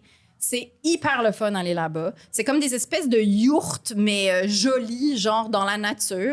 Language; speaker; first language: French; native; French